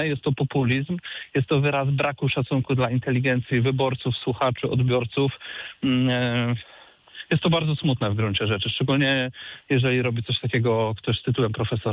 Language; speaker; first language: Polish; native; Polish